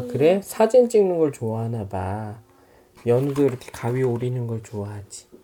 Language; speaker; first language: Korean; native; Korean